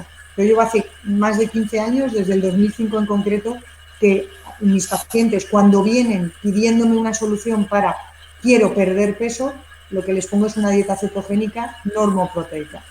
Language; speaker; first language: Spanish; native; Spanish